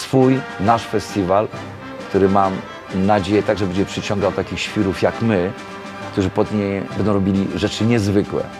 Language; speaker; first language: Polish; native; Polish